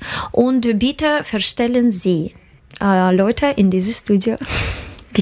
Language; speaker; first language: German; non-native, learner; Russian